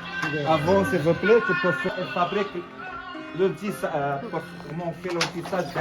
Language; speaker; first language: French; non-native, local second language; Arabic